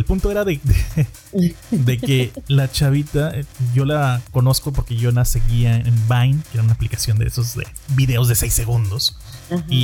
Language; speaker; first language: Spanish; native; Spanish